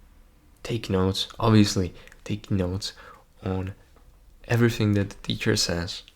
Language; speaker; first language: English; non-native, fluent; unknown